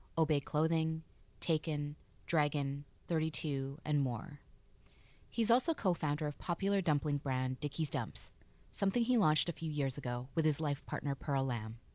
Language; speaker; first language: English; native; English